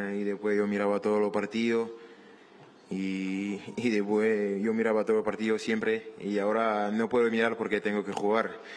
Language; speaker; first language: Spanish; non-native, learner; French